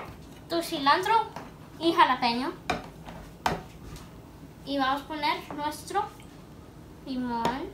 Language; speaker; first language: Spanish; early bilingual, heritage; Spanish